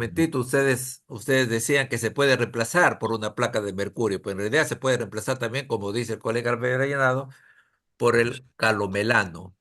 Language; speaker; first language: Spanish; native; Spanish